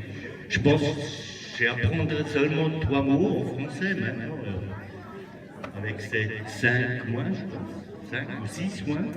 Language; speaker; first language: French; non-native, learner; German